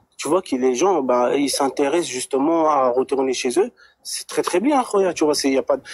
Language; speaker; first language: French; early bilingual, other home language; Arabic